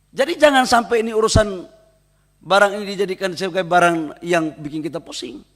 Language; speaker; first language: Indonesian; native; Indonesian